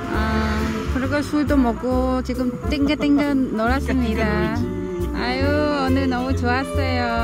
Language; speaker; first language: Korean; non-native, learner; Vietnamese